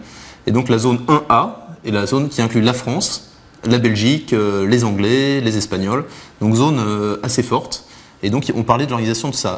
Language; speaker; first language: French; native; French